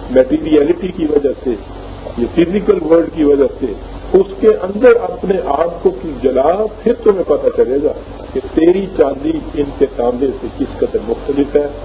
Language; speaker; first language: Urdu; native; Urdu